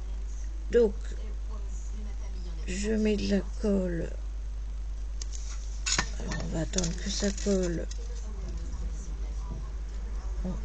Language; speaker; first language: French; native; French